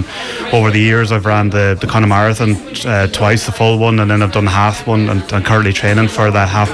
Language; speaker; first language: English; native; English